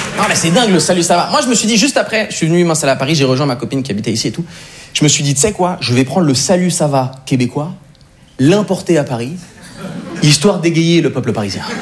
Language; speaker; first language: French; native; French